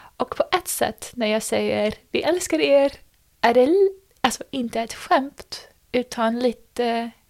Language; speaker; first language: Swedish; non-native, fluent; English